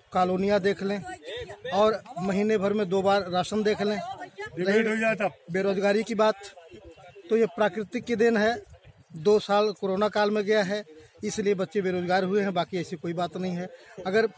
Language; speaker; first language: Hindi; native; Hindi